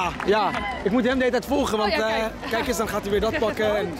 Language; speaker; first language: Dutch; native; Dutch